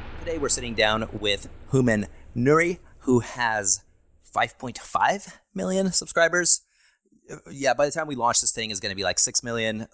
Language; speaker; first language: English; native; English